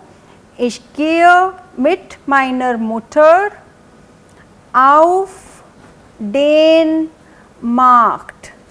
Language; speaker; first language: German; non-native, fluent; Hindi